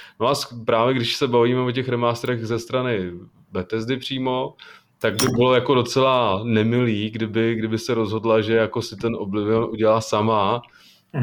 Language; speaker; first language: Czech; native; Czech